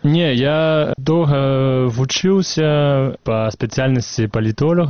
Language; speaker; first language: Belarusian; non-native, fluent; French